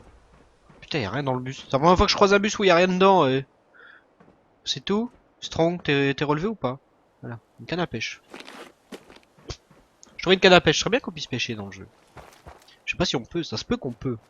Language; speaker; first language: French; native; French